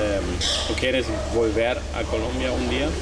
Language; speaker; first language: Spanish; non-native, learner; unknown